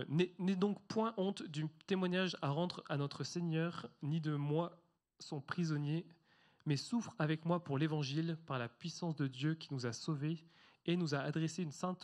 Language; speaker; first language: French; native; French